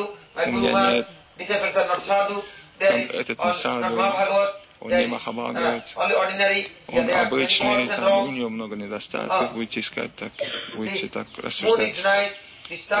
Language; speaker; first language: Russian; non-native, learner; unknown